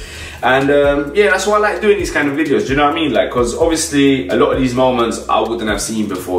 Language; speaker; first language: English; native; English